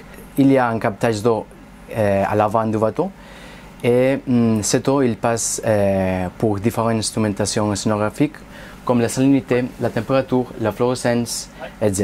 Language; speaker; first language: French; non-native, learner; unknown